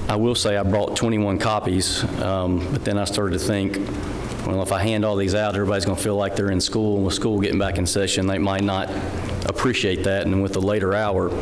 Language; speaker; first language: English; native; English